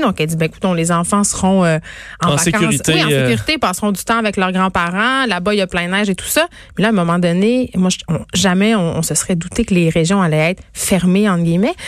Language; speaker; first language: French; native; French